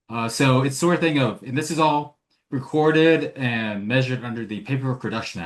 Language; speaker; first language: English; native; English